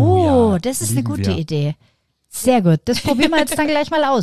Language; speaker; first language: German; native; German